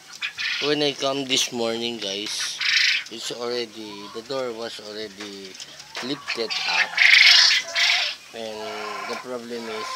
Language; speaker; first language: English; non-native, local second language; Filipino